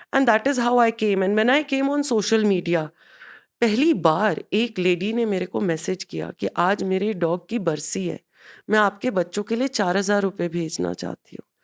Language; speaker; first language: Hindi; non-native, local second language; Punjabi